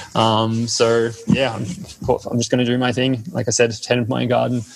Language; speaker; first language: English; native; English